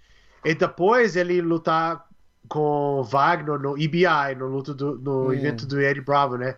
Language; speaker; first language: Portuguese; non-native, learner; English